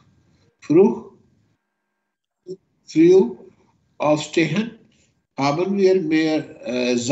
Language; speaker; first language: German; non-native, learner; Urdu